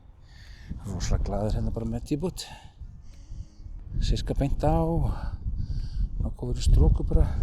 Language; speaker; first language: Icelandic; native; Icelandic